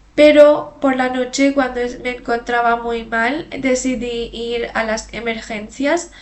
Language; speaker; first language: Spanish; non-native, fluent; Hindi